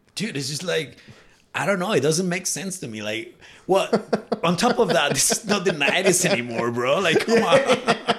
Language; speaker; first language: English; non-native, fluent; Spanish